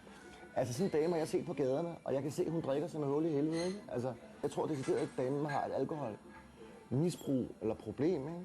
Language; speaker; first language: Danish; native; Danish